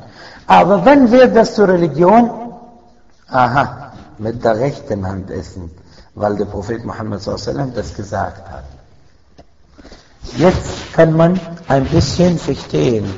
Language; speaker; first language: German; non-native, fluent; Arabic